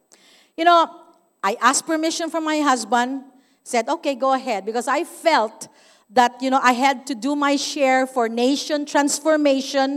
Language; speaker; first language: English; non-native, local second language; Cebuano